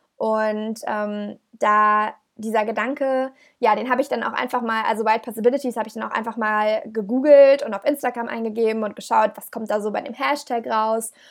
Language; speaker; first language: German; native; German